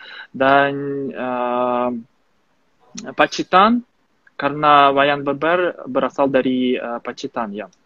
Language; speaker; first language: Indonesian; non-native, fluent; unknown